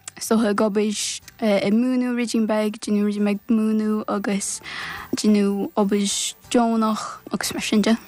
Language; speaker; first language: Irish; native; Irish